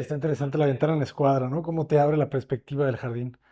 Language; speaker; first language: Spanish; native; Spanish